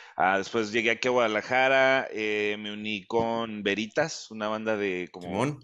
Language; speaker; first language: Spanish; early bilingual, heritage; Spanish